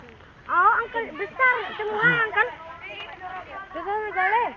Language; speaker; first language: Indonesian; native; Indonesian